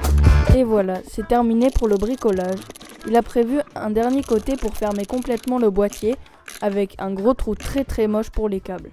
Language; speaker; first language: French; native; French